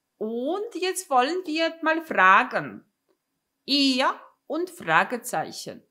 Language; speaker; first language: German; non-native, fluent; Polish